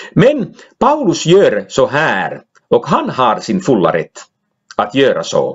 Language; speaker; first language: Swedish; non-native, local second language; Finnish